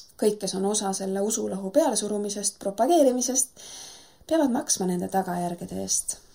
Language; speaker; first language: Estonian; native; Estonian